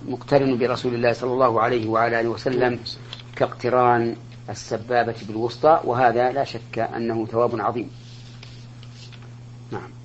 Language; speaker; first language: Arabic; native; Arabic